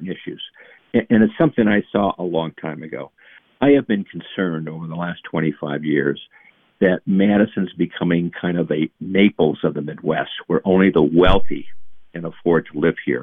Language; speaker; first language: English; native; English